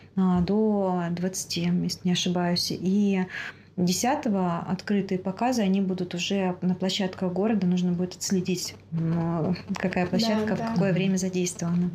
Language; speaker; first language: Russian; native; Russian